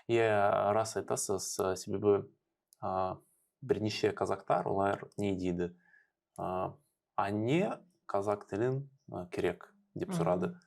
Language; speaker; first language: Kazakh; non-native, learner; Russian